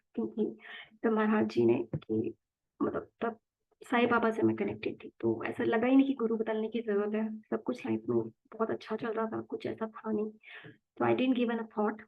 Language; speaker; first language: Hindi; native; Hindi